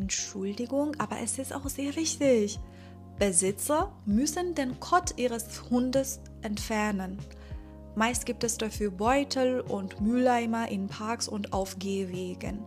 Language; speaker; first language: German; non-native, fluent; Persian